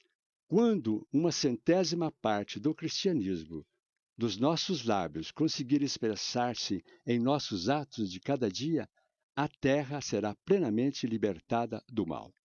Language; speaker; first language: Portuguese; native; Portuguese